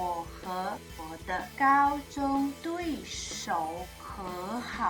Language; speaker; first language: Chinese; non-native, learner; English